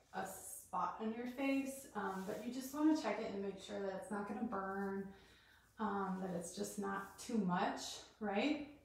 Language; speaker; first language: English; native; English